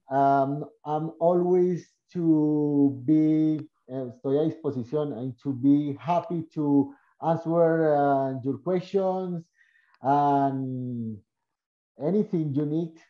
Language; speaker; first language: English; non-native, learner; Spanish